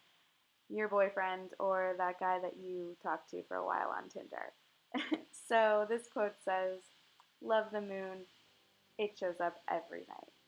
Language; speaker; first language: English; native; English